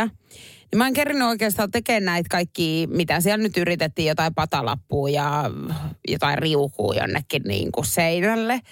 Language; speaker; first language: Finnish; native; Finnish